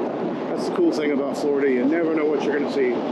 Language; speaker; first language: English; native; English